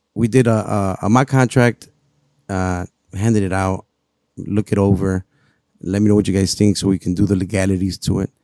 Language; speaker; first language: English; early bilingual, other home language; Spanish